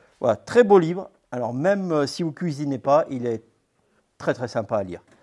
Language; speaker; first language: French; native; French